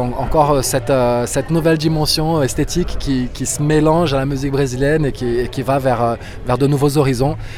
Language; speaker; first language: French; non-native, fluent; Portuguese